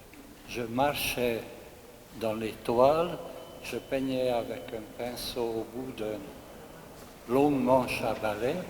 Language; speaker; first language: French; non-native, fluent; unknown